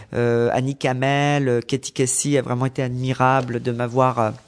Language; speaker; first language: French; native; French